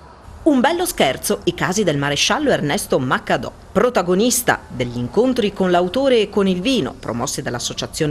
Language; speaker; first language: Italian; native; Italian